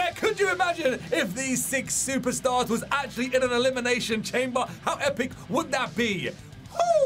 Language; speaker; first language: English; native; English